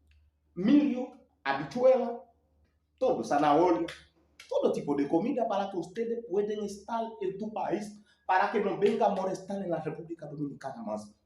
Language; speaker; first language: Spanish; non-native, learner; Haitian Creole